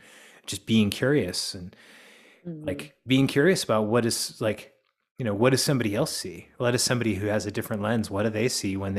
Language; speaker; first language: English; native; English